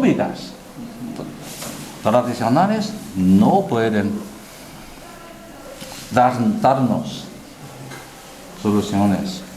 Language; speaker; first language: Spanish; non-native, learner; Chinese